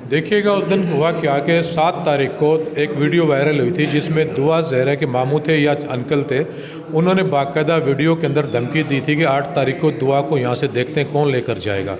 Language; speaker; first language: Urdu; native; Urdu